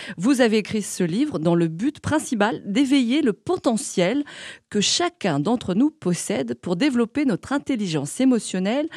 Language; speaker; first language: French; native; French